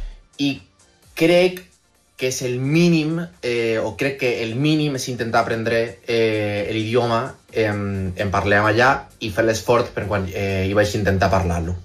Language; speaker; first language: Catalan; non-native, learner; Spanish